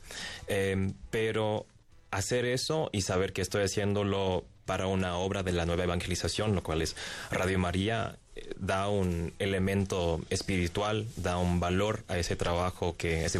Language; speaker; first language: Spanish; non-native, fluent; English